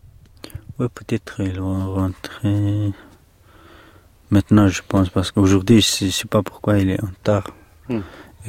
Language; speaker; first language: French; non-native, learner; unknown